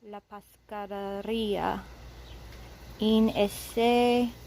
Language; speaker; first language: Spanish; non-native, learner; English